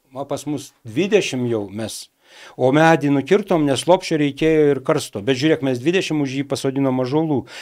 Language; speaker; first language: Lithuanian; native; Lithuanian